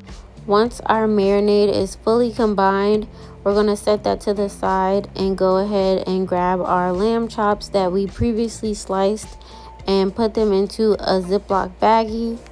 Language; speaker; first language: English; native; English